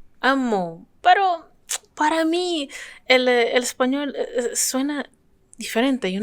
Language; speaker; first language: Spanish; non-native, fluent; French